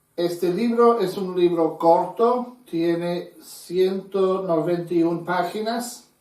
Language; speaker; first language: Spanish; non-native, fluent; English